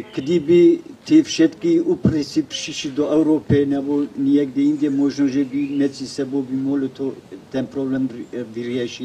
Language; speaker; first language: Czech; non-native, learner; Kurdish